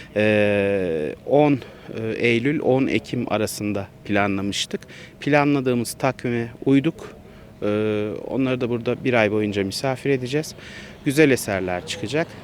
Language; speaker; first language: Turkish; native; Turkish